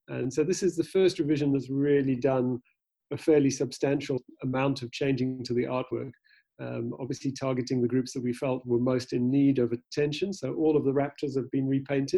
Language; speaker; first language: English; native; English